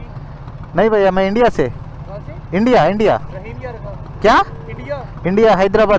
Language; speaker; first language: Hindi; non-native, local second language; Telugu